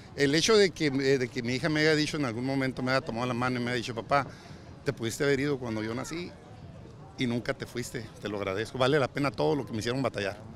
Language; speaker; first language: Spanish; native; Spanish